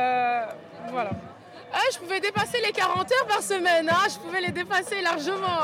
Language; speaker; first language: French; native; French